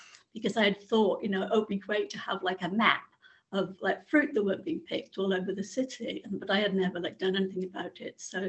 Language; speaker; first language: English; native; English